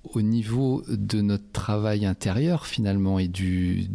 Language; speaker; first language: French; native; French